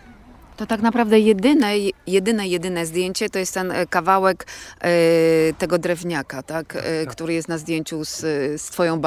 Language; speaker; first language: Polish; native; Polish